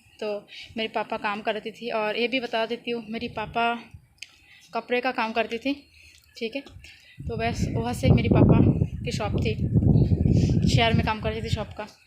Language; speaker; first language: Urdu; non-native, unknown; Bangla